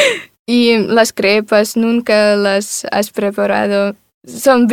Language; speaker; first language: Spanish; non-native, fluent; Russian